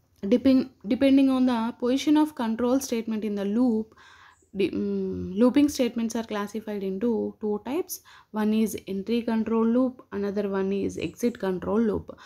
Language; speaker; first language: English; non-native, local second language; Telugu